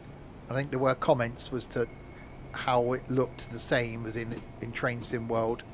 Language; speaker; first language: English; native; English